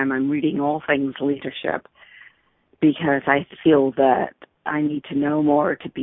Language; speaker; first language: English; native; English